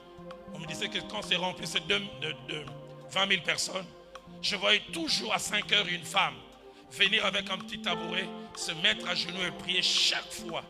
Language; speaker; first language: French; non-native, local second language; Lingala